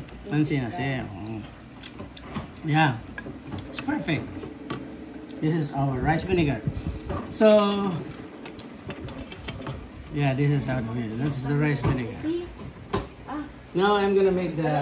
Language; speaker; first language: English; non-native, local second language; Filipino